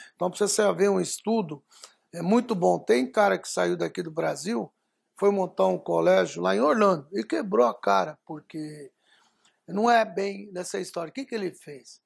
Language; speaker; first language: Portuguese; early bilingual, other home language; Arabic